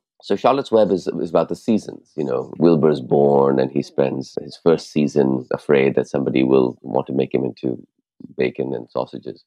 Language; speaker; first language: English; non-native, local second language; Urdu